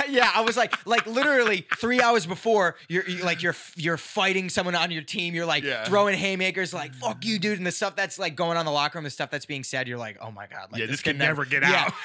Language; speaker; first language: English; native; English